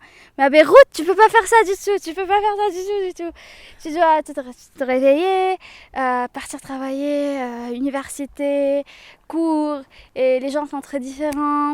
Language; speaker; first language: French; non-native, local second language; Arabic